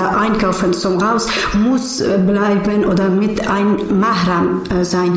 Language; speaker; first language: German; non-native, learner; Persian